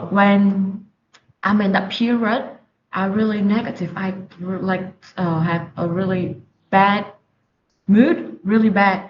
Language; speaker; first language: English; non-native, learner; Vietnamese